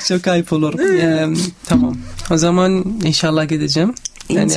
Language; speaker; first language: Turkish; non-native, learner; Arabic